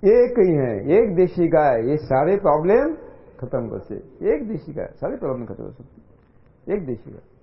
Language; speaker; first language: Hindi; non-native, local second language; Marathi